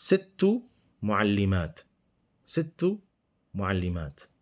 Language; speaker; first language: Arabic; non-native, fluent; English